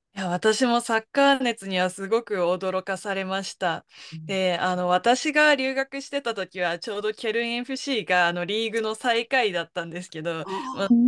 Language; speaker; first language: Japanese; native; Japanese